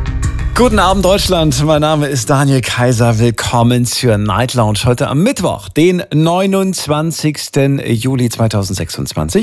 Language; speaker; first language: German; native; German